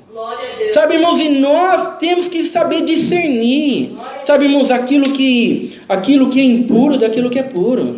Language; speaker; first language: Portuguese; native; Portuguese